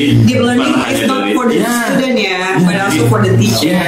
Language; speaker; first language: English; non-native, fluent; Indonesian